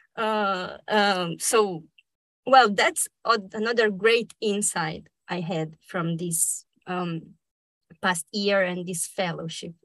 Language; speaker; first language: English; non-native, fluent; Spanish